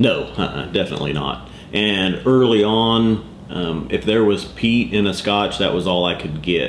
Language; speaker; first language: English; native; English